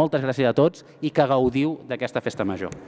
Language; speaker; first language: Catalan; native; Catalan